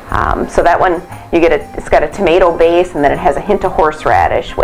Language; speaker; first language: English; native; English